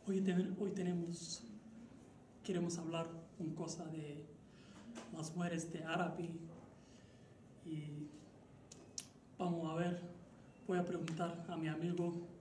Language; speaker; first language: Spanish; non-native, learner; Arabic